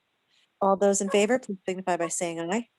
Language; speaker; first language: English; native; English